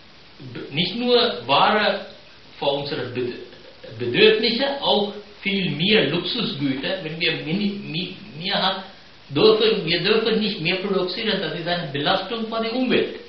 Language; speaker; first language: German; non-native, fluent; Sinhala